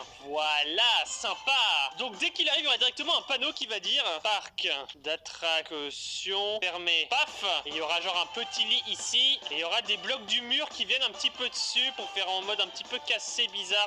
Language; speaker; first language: French; native; French